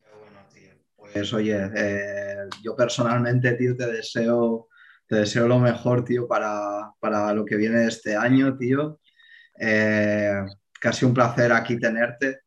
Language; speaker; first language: Spanish; native; Spanish